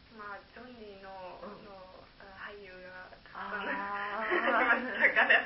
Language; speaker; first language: Japanese; non-native, learner; German